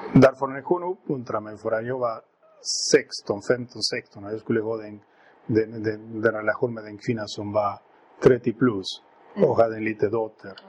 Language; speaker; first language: Swedish; non-native, fluent; Spanish